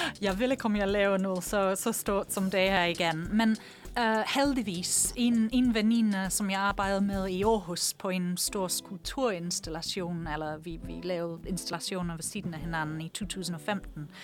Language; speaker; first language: Danish; non-native, fluent; English